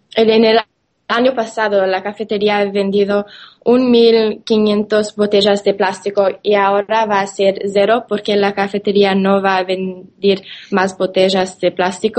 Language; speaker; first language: Spanish; non-native, learner; English